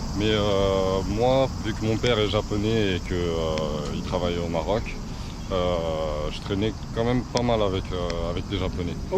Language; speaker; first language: French; non-native, local second language; Arabic